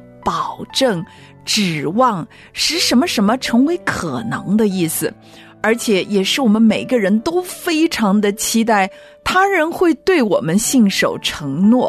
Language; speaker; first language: Chinese; native; Chinese